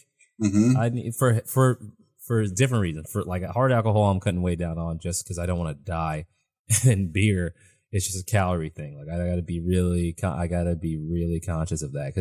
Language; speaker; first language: English; native; English